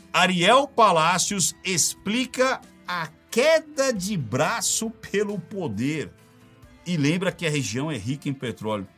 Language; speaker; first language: Portuguese; native; Portuguese